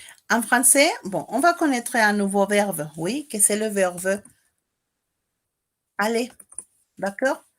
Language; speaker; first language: French; non-native, fluent; Spanish